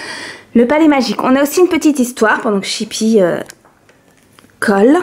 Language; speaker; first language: French; native; French